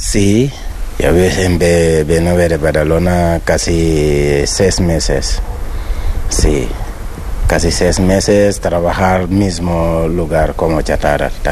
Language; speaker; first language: Spanish; non-native, learner; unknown